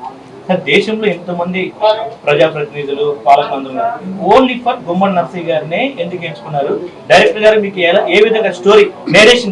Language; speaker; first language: Telugu; native; Telugu